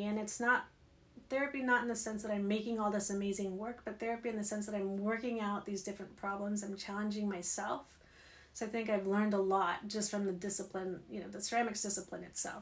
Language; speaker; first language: English; native; English